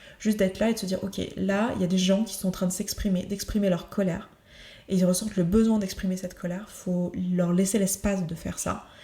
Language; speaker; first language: French; native; French